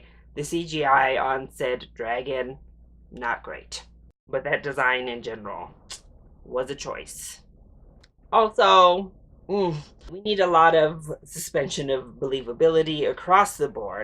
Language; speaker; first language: English; native; English